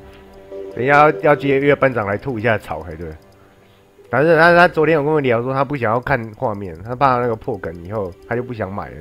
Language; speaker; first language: Chinese; native; Chinese